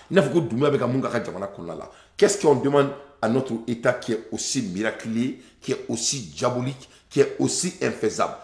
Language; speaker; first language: French; non-native, local second language; Bambara